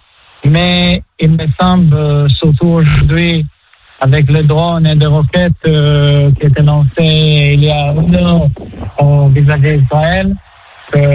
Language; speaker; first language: French; non-native, fluent; Hebrew